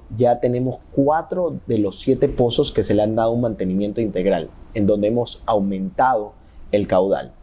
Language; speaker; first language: Spanish; native; Spanish